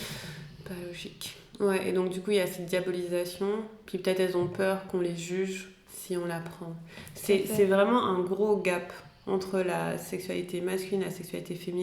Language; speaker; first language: French; native; French